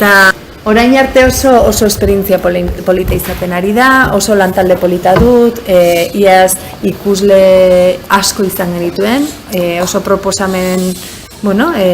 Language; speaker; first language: Basque; non-native, local second language; Spanish